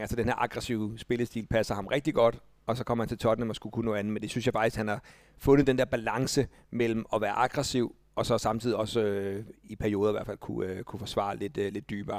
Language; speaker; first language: Danish; native; Danish